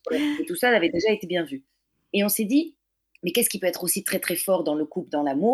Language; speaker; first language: French; native; French